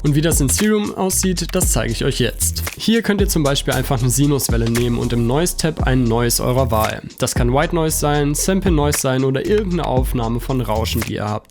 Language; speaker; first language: German; native; German